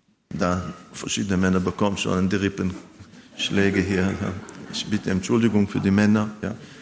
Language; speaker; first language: German; non-native, fluent; Hebrew